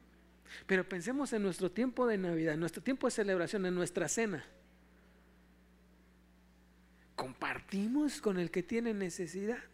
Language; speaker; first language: Spanish; native; Spanish